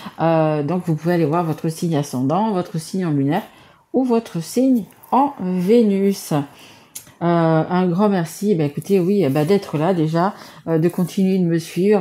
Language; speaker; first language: French; native; French